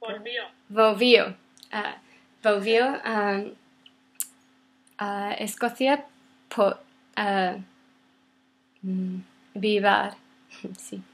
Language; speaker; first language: Spanish; non-native, learner; English